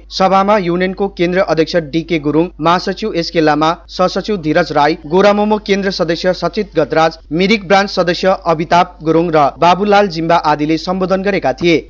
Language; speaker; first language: Nepali; native; Nepali